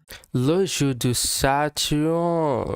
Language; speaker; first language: French; non-native, learner; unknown